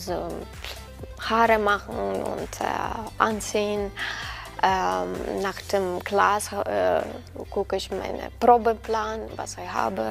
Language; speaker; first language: German; non-native, learner; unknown